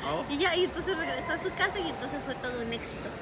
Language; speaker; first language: Spanish; native; Spanish